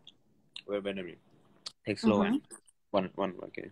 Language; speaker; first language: English; non-native, learner; Thai